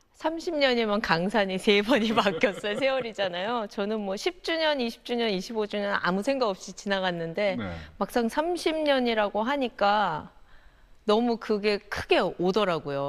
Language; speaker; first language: Korean; native; Korean